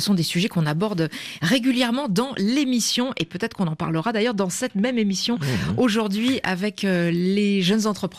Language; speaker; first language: French; native; French